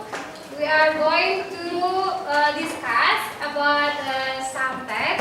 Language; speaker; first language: English; non-native, learner; Indonesian